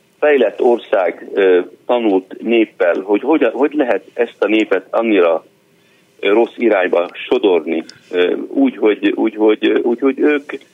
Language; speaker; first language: Hungarian; non-native, fluent; Arabic